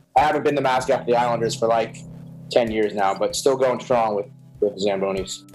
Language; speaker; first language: English; native; English